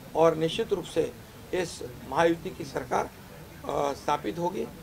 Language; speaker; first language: Hindi; non-native, local second language; Marathi